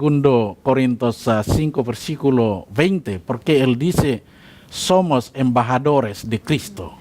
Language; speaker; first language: Spanish; non-native, learner; Indonesian